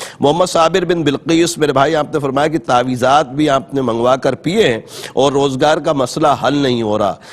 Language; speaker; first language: Urdu; native; Urdu